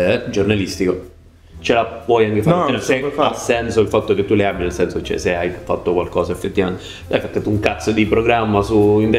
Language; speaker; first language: Italian; native; Italian